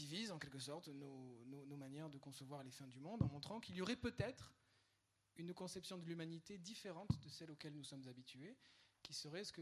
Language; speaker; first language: French; native; French